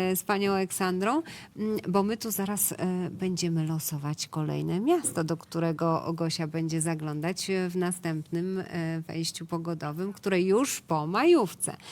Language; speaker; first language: Polish; native; Polish